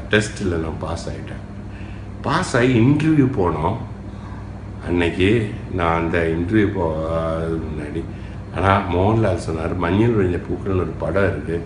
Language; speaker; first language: Tamil; non-native, local second language; Malayalam